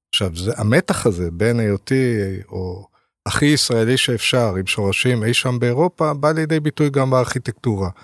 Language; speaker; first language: Hebrew; native; Hebrew